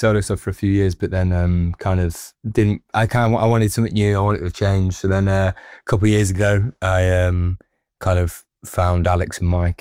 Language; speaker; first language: English; native; English